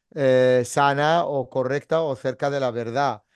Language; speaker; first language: Spanish; non-native, fluent; Arabic